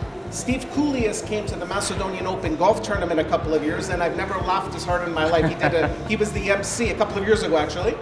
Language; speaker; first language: English; early bilingual, other home language; Macedonian